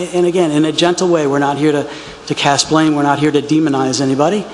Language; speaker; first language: English; native; English